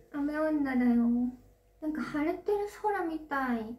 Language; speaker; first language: Japanese; non-native, learner; Korean